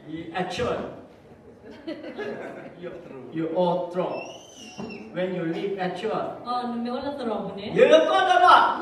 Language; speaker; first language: English; non-native, learner; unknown